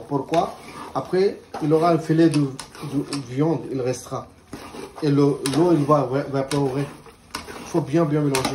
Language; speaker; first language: French; non-native, learner; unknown